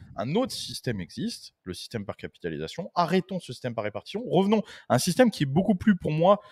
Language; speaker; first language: French; native; French